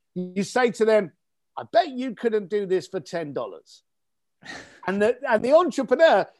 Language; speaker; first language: English; native; English